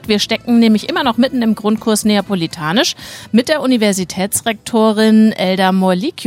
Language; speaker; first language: German; native; German